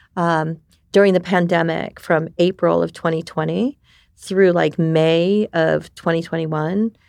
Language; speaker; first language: English; early bilingual, other home language; Japanese